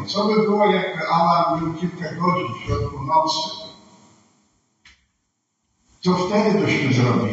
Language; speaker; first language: Polish; non-native, fluent; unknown